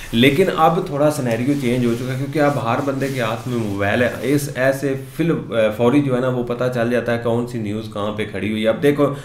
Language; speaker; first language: Urdu; non-native, local second language; Punjabi